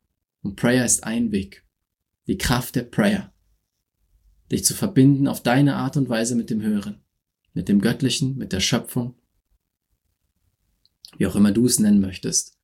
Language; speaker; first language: German; native; German